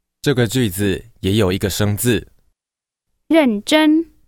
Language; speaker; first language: Chinese; non-native, fluent; English